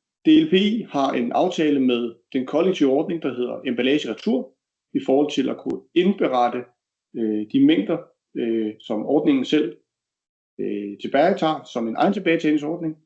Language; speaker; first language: Danish; native; Danish